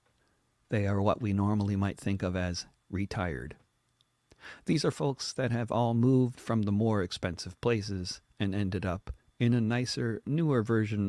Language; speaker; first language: English; native; English